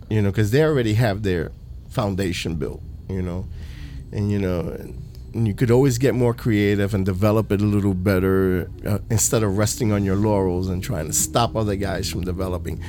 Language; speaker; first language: English; early bilingual, other home language; Spanish